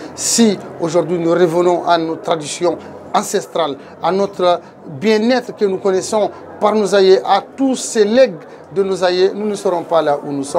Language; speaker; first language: French; non-native, local second language; Tamasheq